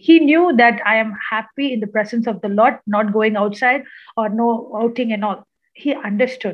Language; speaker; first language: English; non-native, local second language; Malayalam